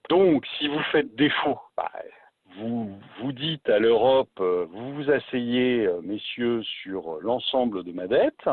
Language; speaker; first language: French; native; French